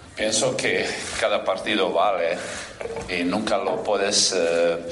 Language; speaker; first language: Spanish; non-native, fluent; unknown